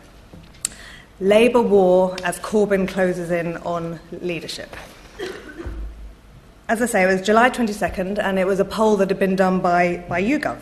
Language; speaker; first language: English; native; English